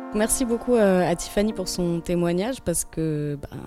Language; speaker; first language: French; native; French